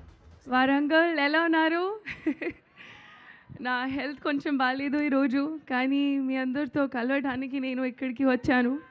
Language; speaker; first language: Telugu; non-native, local second language; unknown